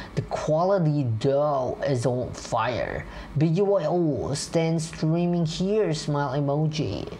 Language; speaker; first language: English; non-native, fluent; Indonesian